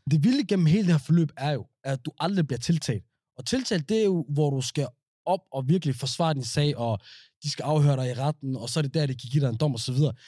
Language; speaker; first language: Danish; early bilingual, other home language; Somali